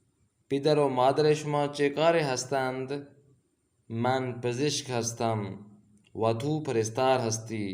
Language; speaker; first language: Persian; non-native, fluent; Urdu